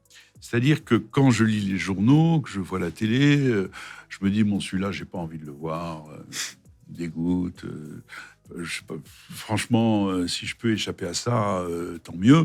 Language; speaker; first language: French; native; French